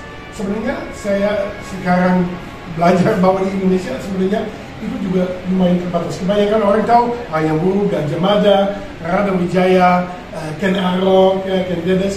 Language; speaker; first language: Indonesian; non-native, fluent; Dutch